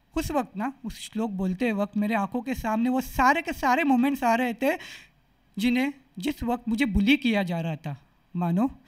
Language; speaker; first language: Hindi; non-native, local second language; Marathi